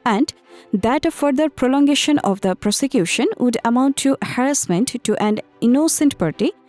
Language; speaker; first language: English; non-native, local second language; Bangla